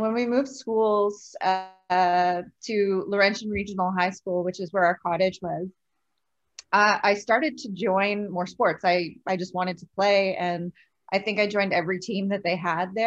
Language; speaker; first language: English; native; English